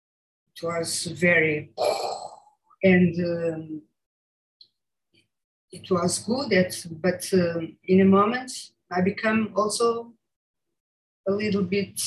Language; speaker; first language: English; non-native, learner; Portuguese